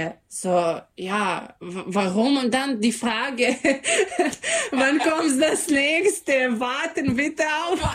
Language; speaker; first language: German; non-native, learner; Serbian